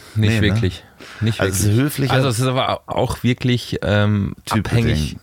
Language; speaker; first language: German; native; German